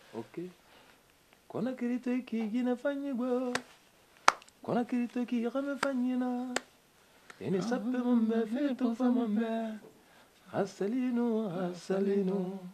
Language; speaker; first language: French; non-native, local second language; Mandingo